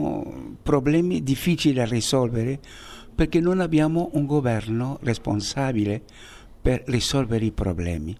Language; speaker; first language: Italian; non-native, fluent; Haitian Creole